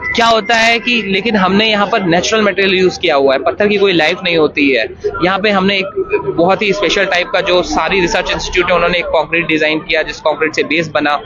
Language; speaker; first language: Hindi; native; Hindi